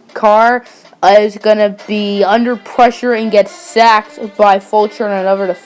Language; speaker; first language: English; native; English